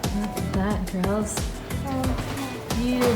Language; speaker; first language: English; native; English